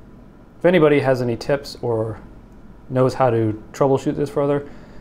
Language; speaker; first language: English; native; English